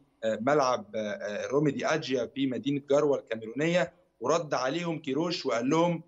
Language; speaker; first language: Arabic; native; Arabic